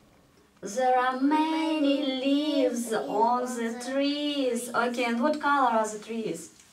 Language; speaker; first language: English; non-native, fluent; Russian